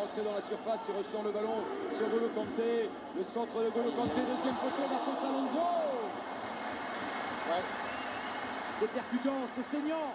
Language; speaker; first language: French; native; French